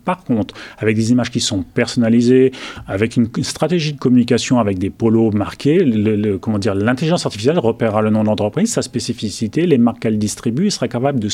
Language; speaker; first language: French; native; French